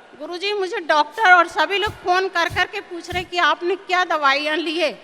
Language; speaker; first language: Hindi; native; Hindi